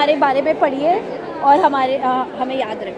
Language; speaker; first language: Hindi; native; Hindi